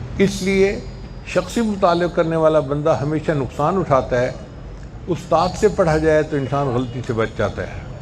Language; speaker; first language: Urdu; non-native, local second language; Punjabi